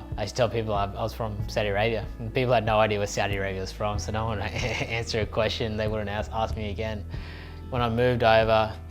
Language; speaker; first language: English; early bilingual, other home language; Urdu